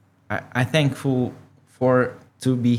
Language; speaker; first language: English; non-native, learner; Russian